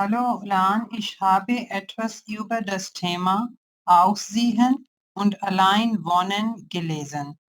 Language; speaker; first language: German; non-native, learner; Urdu